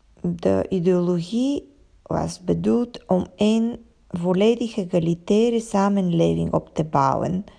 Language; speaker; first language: Dutch; non-native, fluent; Bulgarian